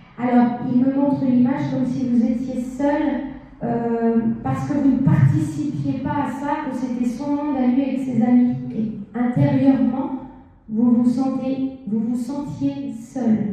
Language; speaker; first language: French; native; French